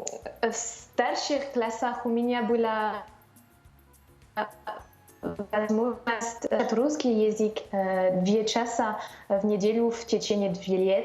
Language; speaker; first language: Russian; non-native, learner; French